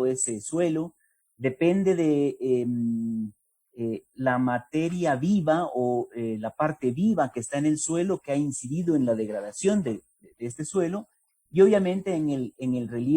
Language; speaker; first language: Spanish; native; Spanish